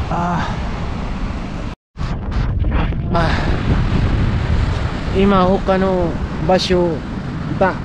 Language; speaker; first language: Japanese; non-native, learner; Bikol